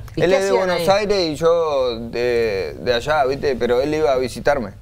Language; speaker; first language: Spanish; native; Spanish